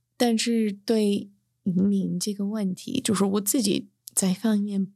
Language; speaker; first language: Chinese; non-native, fluent; English